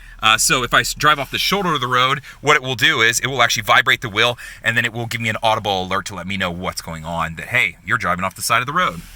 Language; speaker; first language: English; native; English